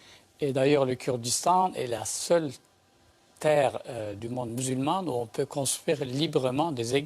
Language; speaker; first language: French; native; French